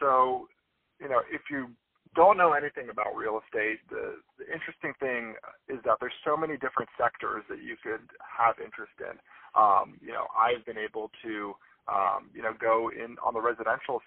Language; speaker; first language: English; native; English